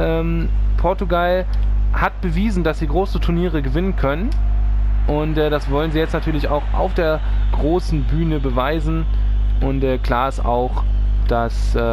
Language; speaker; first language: German; native; German